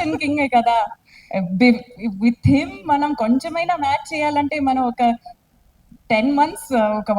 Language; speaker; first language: Telugu; non-native, fluent; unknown